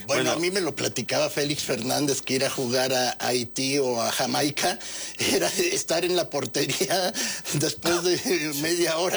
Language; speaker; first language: Spanish; native; Spanish